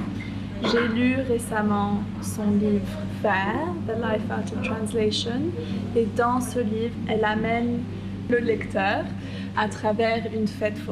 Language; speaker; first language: French; non-native, fluent; English